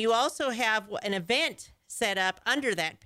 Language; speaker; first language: English; native; English